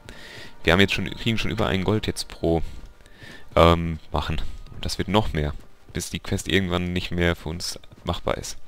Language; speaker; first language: German; native; German